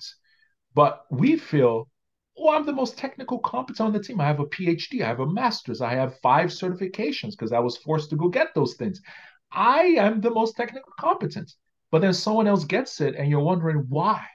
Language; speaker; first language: English; non-native, local second language; Yoruba